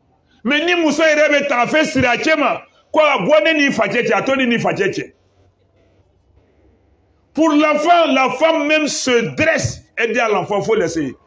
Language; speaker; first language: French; non-native, local second language; Bambara